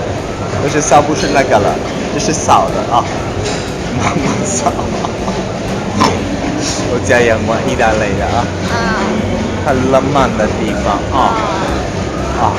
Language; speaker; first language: Chinese; non-native, learner; Italian